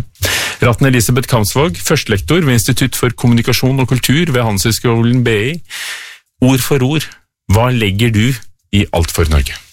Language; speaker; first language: Norwegian; native; Norwegian